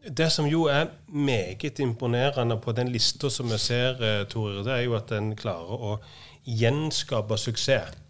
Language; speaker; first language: Norwegian; native; Norwegian